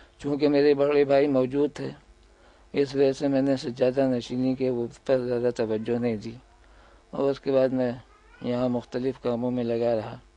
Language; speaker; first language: Urdu; native; Urdu